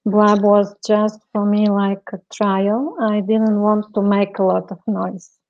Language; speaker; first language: English; non-native, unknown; Bulgarian